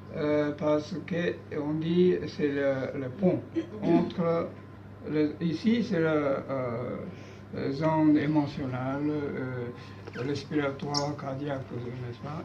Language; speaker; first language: French; non-native, learner; Japanese